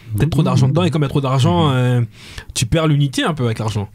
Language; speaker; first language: French; native; French